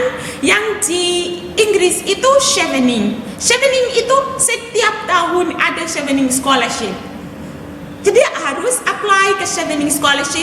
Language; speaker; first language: Indonesian; non-native, fluent; English